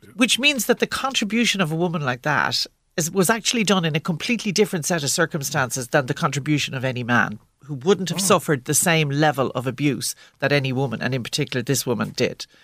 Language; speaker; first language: English; native; English